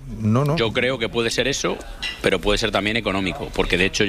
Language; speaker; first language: Spanish; native; Spanish